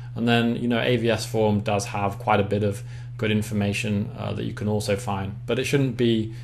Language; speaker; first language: English; native; English